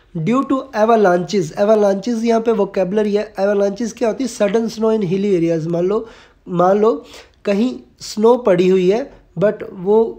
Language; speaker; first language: Hindi; non-native, local second language; Punjabi